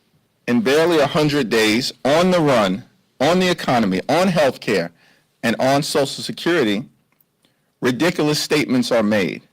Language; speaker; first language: English; native; English